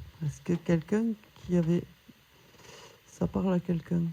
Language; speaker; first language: French; native; French